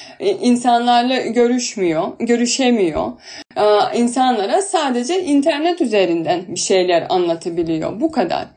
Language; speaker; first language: Turkish; non-native, fluent; Russian